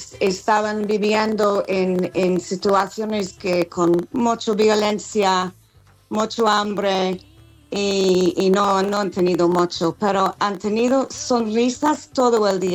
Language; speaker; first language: Spanish; non-native, fluent; English